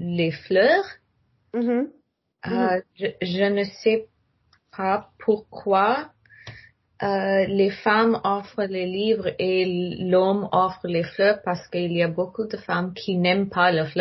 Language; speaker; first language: French; non-native, learner; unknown